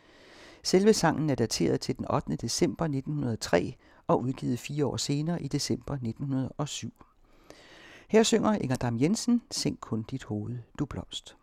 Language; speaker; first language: Danish; native; Danish